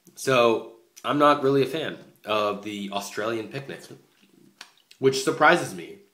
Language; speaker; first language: English; native; English